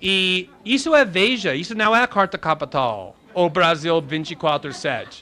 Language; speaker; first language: Portuguese; non-native, fluent; English